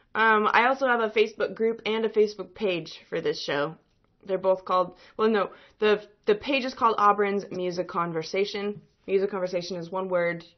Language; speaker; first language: English; native; English